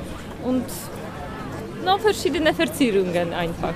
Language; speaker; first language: German; non-native, fluent; Polish